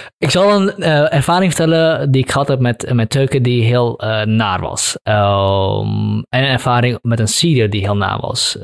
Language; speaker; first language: Dutch; early bilingual, other home language; Kurdish